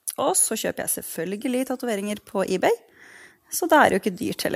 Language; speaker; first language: Norwegian; native; Norwegian